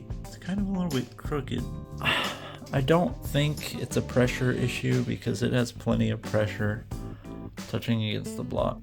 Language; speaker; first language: English; native; English